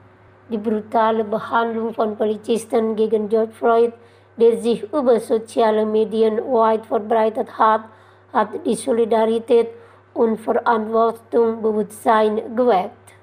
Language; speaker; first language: German; non-native, fluent; Indonesian